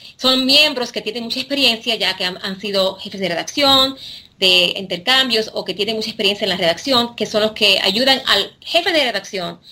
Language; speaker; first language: Spanish; native; Spanish